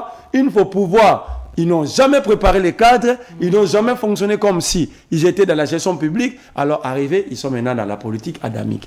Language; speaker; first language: French; non-native, local second language; Lingala